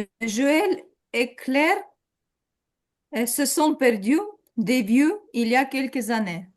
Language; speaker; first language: French; non-native, learner; Ukrainian